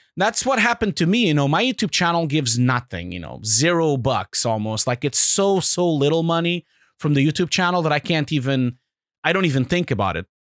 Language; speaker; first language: English; non-native, fluent; Portuguese